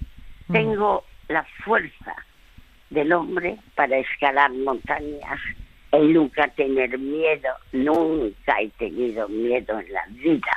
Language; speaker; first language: Spanish; early bilingual, other home language; French